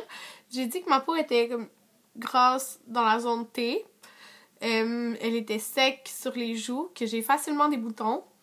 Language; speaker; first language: French; native; French